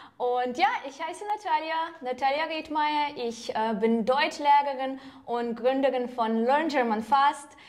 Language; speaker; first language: German; non-native, fluent; Ukrainian